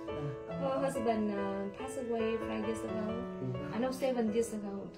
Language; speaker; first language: English; non-native, learner; Vietnamese